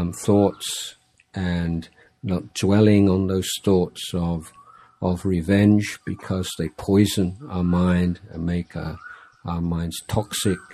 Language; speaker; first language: English; native; English